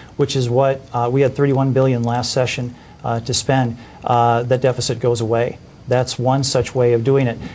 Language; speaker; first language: English; native; English